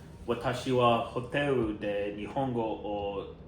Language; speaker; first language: Japanese; non-native, learner; English